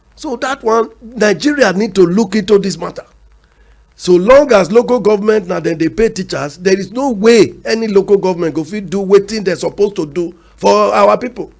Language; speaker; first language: Nigerian Pidgin; non-native, local second language; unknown